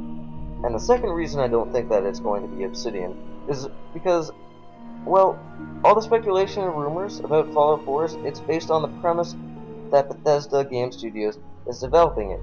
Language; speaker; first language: English; native; English